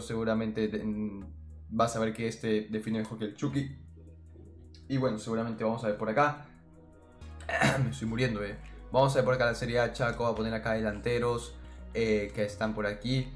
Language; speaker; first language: Spanish; native; Spanish